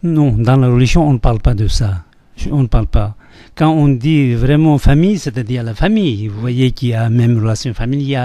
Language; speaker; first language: French; non-native, fluent; Tibetan